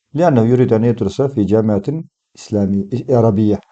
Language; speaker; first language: Arabic; non-native, fluent; Turkish